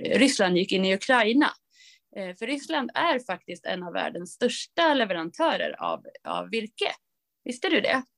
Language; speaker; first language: Swedish; native; Swedish